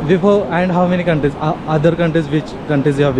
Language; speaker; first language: English; non-native, local second language; Hindi